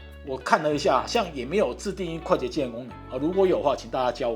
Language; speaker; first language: Chinese; native; Chinese